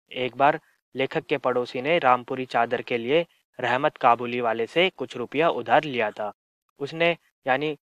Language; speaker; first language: Hindi; native; Hindi